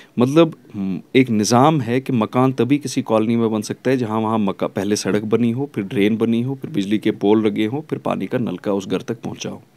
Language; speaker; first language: Hindi; non-native, local second language; Kashmiri